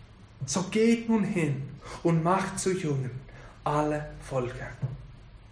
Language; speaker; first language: German; non-native, fluent; English